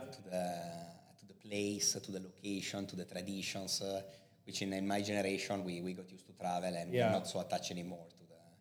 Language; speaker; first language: English; non-native, fluent; Italian